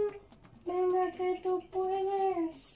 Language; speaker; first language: Spanish; native; Spanish